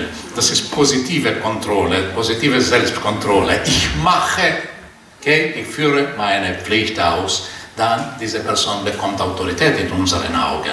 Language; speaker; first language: German; non-native, fluent; Portuguese